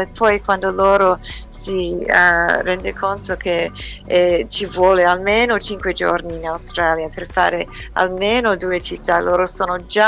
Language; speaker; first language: Italian; early bilingual, heritage; English